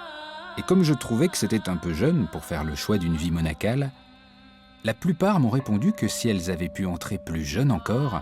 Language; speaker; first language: French; native; French